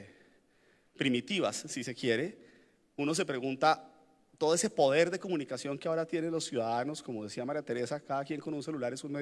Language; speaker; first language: Spanish; native; Spanish